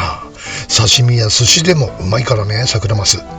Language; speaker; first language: Japanese; native; Japanese